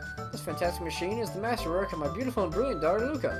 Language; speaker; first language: English; native; English